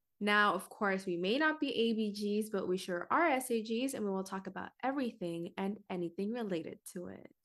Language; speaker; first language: English; early bilingual, other home language; Filipino